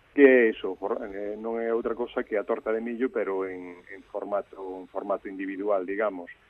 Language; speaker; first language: Galician; native; Galician